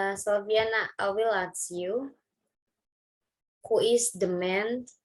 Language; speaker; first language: English; non-native, learner; Indonesian